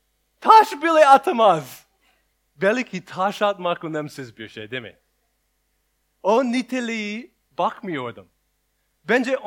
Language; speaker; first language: Turkish; non-native, learner; English